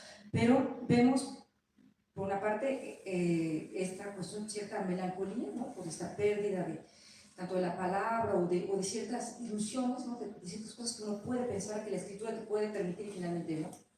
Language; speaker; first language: Spanish; native; Spanish